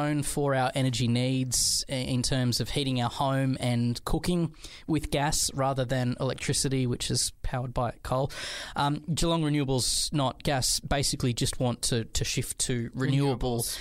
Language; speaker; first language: English; native; English